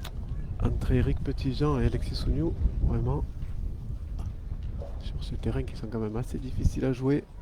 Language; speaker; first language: French; native; French